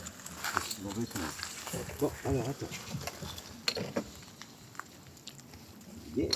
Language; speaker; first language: French; native; French